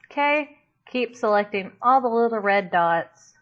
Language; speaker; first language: English; native; English